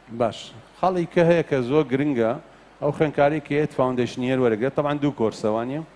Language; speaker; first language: Central Kurdish; native; Central Kurdish